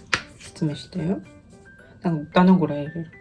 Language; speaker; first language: Japanese; non-native, fluent; Mongolian